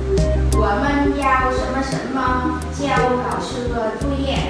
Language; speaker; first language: Chinese; non-native, learner; Vietnamese